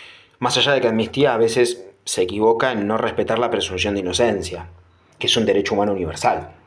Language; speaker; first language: Spanish; native; Spanish